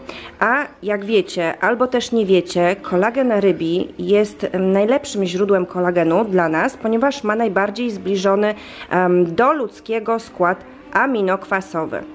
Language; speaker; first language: Polish; native; Polish